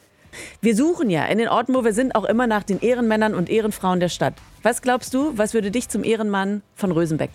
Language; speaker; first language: German; native; German